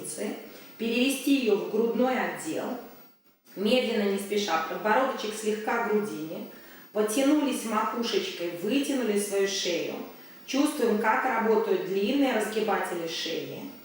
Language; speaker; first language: Russian; native; Russian